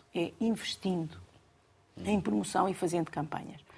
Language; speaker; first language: Portuguese; native; Portuguese